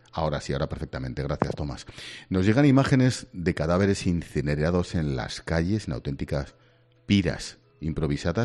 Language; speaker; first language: Spanish; native; Spanish